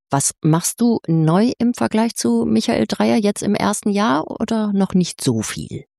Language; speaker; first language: German; native; German